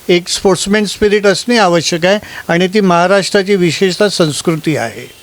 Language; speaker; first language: Marathi; non-native, local second language; Gujarati